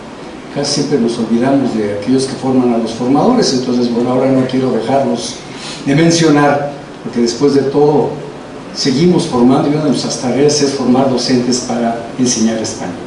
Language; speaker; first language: Spanish; native; Spanish